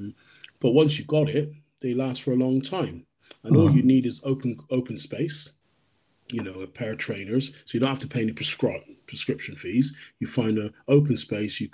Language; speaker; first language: English; native; English